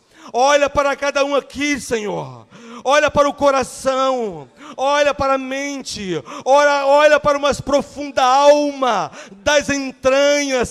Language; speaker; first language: Portuguese; native; Portuguese